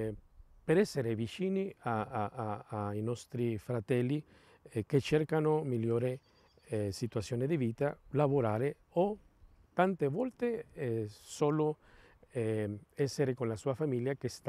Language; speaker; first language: Italian; non-native, fluent; Spanish